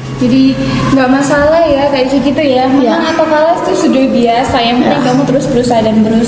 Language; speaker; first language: Indonesian; native; Indonesian